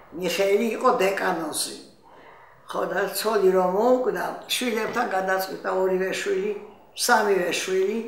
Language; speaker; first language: Georgian; native; Georgian